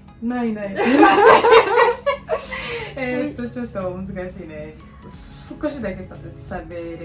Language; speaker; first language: Japanese; non-native, learner; French